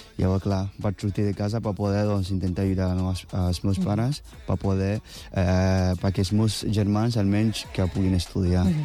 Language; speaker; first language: Catalan; non-native, fluent; Akan